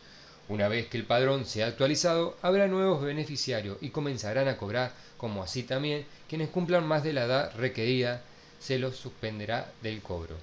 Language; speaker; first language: Spanish; native; Spanish